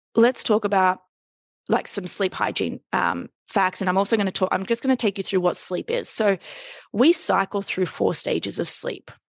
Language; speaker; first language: English; native; English